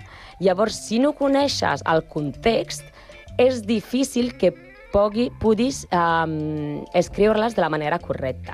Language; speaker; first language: Catalan; non-native, learner; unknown